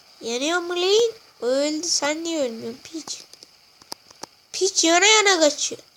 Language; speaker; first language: Turkish; native; Turkish